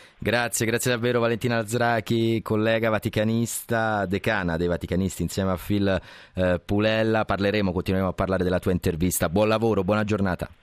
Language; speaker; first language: Italian; native; Italian